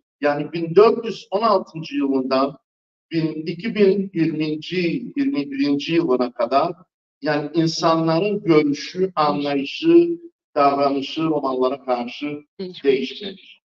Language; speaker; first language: Turkish; non-native, fluent; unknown